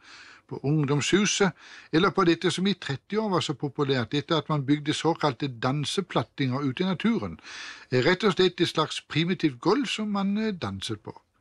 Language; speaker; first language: Norwegian; native; Norwegian